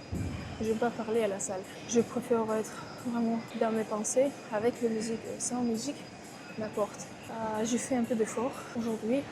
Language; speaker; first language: French; non-native, fluent; Russian